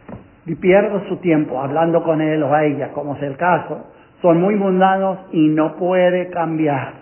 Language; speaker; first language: Spanish; non-native, fluent; English